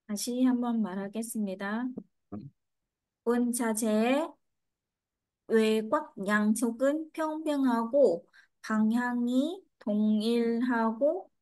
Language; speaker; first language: Korean; non-native, learner; Vietnamese